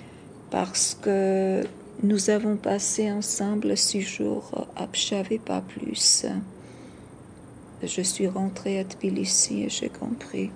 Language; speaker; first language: French; non-native, fluent; Georgian